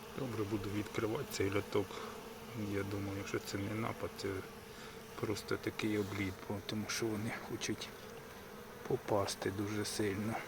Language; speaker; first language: Ukrainian; native; Ukrainian